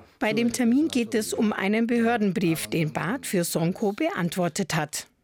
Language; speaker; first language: German; native; German